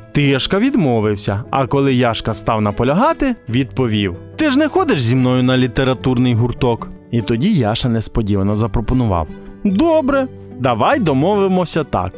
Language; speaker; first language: Ukrainian; native; Ukrainian